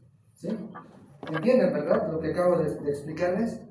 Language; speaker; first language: Spanish; native; Spanish